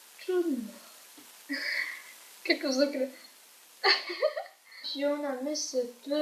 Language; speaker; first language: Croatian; early bilingual, heritage; Croatian